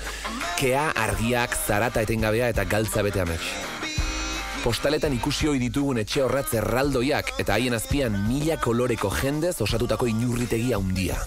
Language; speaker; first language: Basque; native; Basque